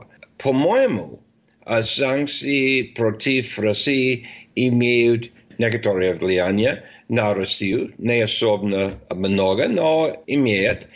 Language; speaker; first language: Russian; non-native, fluent; English